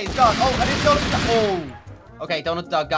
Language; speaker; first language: English; native; English